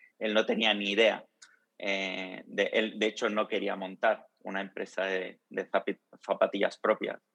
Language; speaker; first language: Spanish; early bilingual, other home language; Italian